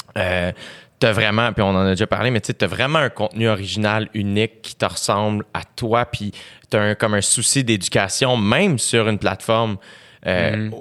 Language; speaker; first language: French; native; French